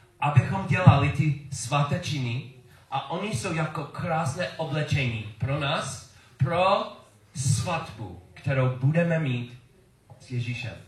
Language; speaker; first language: Czech; non-native, learner; English